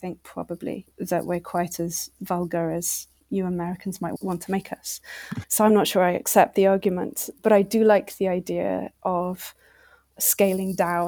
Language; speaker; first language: English; native; English